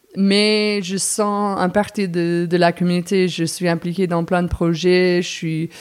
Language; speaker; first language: French; non-native, fluent; English